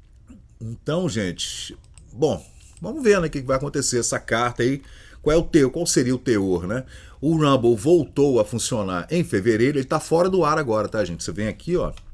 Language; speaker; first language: Portuguese; native; Portuguese